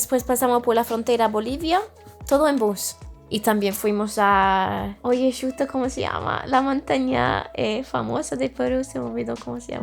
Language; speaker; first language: Spanish; non-native, fluent; English